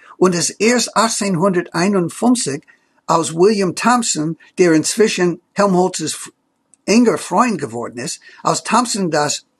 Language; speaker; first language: German; non-native, fluent; English